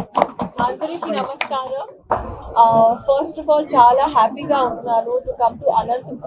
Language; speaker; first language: Telugu; non-native, learner; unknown